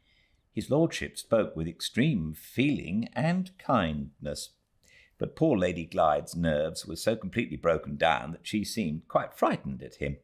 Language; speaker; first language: English; native; English